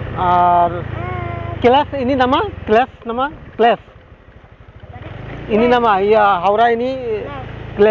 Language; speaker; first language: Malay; non-native, learner; Bangla